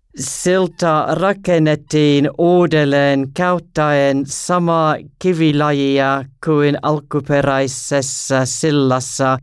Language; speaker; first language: Finnish; non-native, learner; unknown